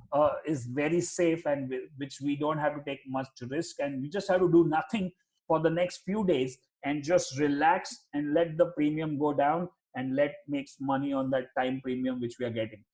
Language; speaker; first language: English; non-native, local second language; Hindi